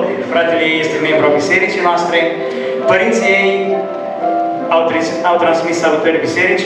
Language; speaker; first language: Romanian; native; Romanian